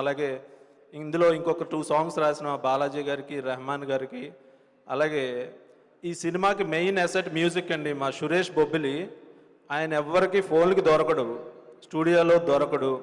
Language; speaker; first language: Telugu; native; Telugu